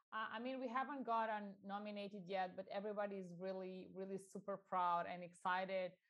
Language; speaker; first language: English; non-native, fluent; Albanian